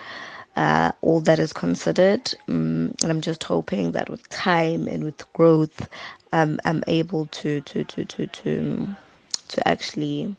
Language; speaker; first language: English; non-native, local second language; Zulu